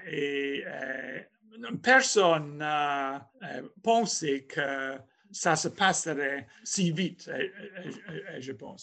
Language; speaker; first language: French; non-native, fluent; English